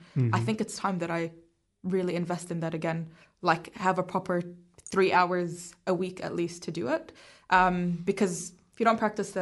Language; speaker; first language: English; native; English